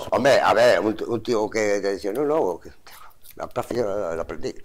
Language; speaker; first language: Spanish; native; Spanish